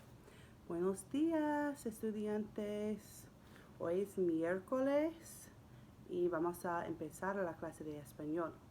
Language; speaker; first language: Spanish; non-native, fluent; English